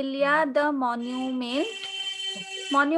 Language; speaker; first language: French; non-native, learner; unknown